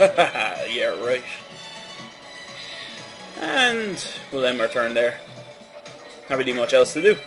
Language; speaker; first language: English; native; English